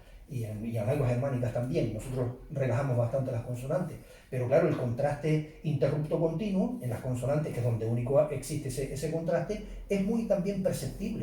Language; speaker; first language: Spanish; native; Spanish